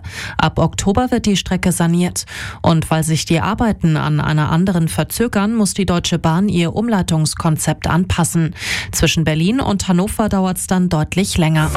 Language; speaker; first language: German; native; German